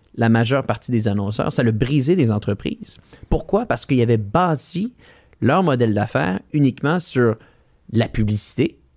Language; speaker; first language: French; native; French